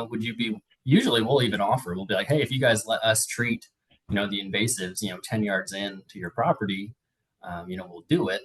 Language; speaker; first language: English; native; English